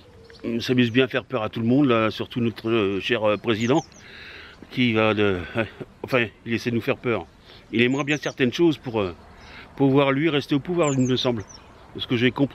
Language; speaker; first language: French; native; French